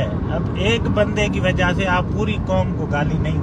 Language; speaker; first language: Hindi; non-native, local second language; Sindhi